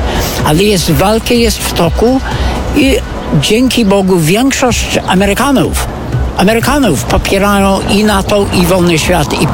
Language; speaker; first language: Polish; non-native, fluent; English